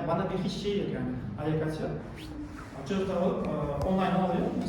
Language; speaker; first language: Turkish; non-native, learner; Kazakh